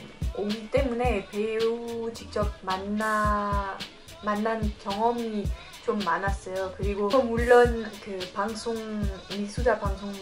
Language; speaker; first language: Korean; non-native, fluent; French